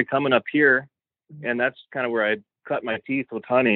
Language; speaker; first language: English; native; English